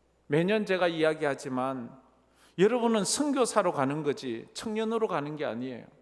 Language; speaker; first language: Korean; native; Korean